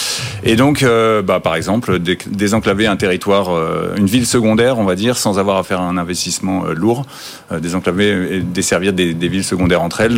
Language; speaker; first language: French; native; French